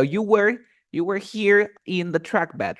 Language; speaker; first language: English; non-native, fluent; Spanish